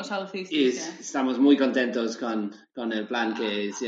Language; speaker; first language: Spanish; non-native, learner; English